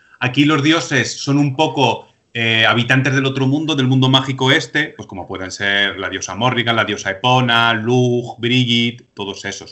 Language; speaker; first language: Spanish; native; Spanish